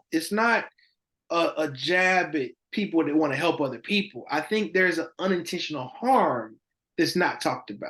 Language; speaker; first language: English; native; English